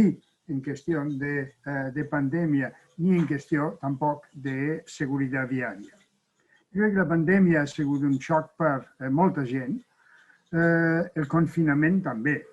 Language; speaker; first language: Catalan; non-native, fluent; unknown